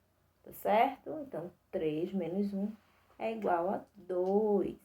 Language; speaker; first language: Portuguese; native; Portuguese